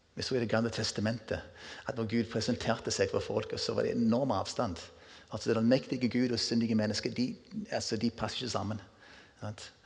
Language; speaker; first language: Norwegian; non-native, fluent; English